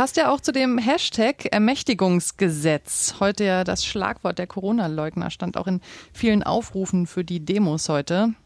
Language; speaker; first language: German; native; German